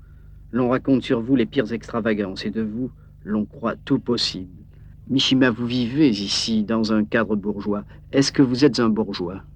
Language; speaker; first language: French; native; French